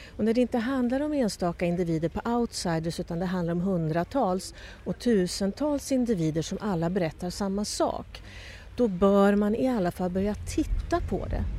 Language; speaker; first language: Swedish; native; Swedish